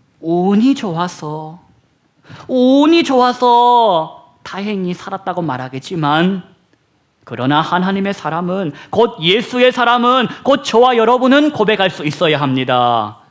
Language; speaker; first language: Korean; native; Korean